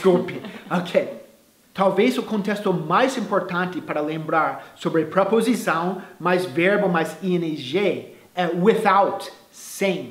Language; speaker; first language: Portuguese; non-native, fluent; English